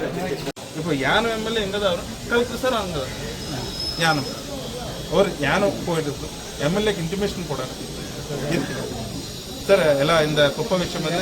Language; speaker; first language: Tamil; non-native, local second language; Telugu